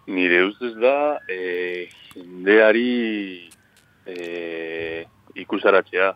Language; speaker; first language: Basque; non-native, local second language; Spanish